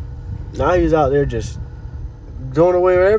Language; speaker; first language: English; native; English